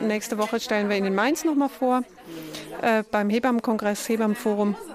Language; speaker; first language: German; native; German